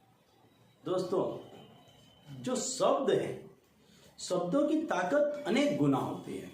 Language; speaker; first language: Hindi; native; Hindi